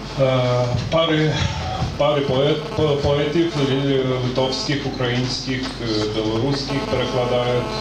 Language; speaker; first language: Ukrainian; non-native, learner; Lithuanian